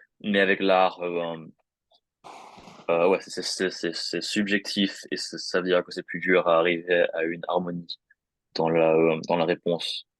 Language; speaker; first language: French; non-native, fluent; English